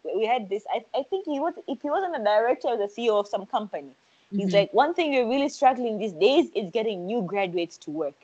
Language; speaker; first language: English; non-native, local second language; Swahili